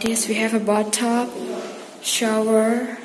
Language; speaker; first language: English; non-native, learner; Indonesian